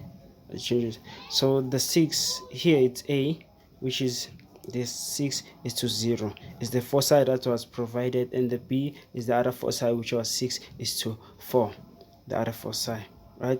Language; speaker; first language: English; non-native, fluent; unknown